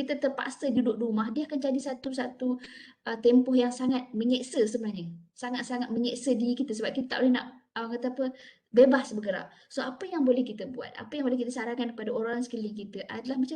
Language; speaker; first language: Malay; native; Malay